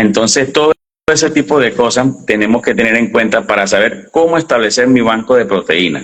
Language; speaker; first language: Spanish; native; Spanish